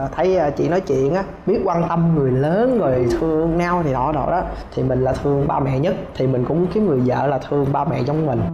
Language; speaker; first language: Vietnamese; non-native, local second language; Chinese